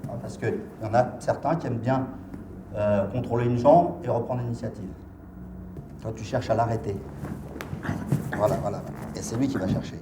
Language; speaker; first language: French; native; French